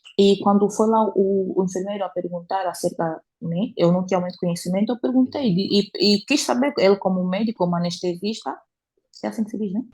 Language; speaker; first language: Portuguese; native; Portuguese